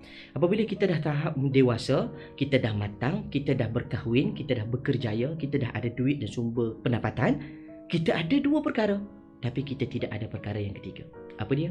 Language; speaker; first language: Malay; native; Malay